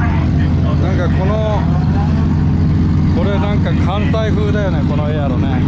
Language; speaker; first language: Japanese; native; Japanese